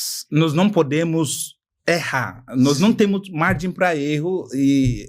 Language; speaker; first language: Portuguese; non-native, fluent; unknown